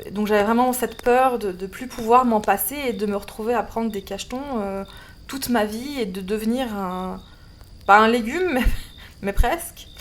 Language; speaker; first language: French; native; French